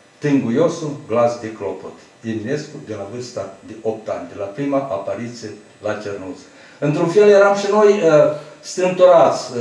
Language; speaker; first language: Romanian; native; Romanian